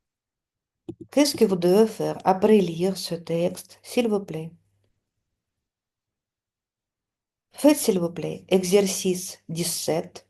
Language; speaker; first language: French; non-native, fluent; Russian